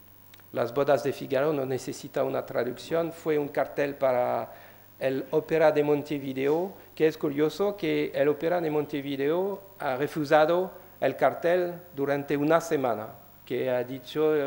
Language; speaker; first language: Spanish; non-native, learner; French